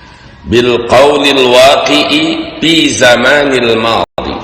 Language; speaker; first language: Arabic; non-native, fluent; Sundanese